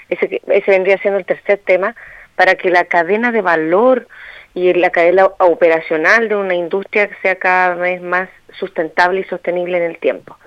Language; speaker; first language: Spanish; native; Spanish